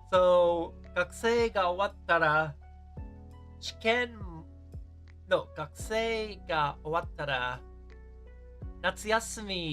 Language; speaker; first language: Japanese; non-native, learner; English